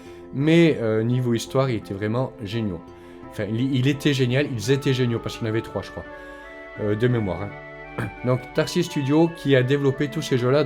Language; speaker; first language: French; native; French